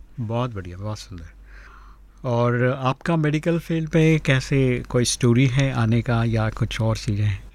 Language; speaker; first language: Hindi; native; Hindi